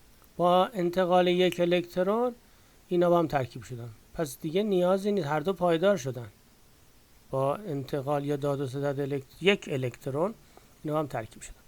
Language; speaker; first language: Persian; native; Persian